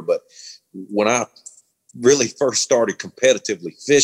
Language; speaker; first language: English; native; English